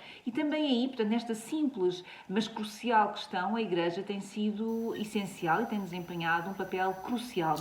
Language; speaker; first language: Portuguese; native; Portuguese